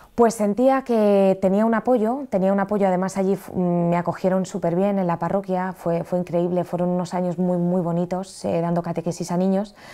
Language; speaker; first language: Spanish; native; Spanish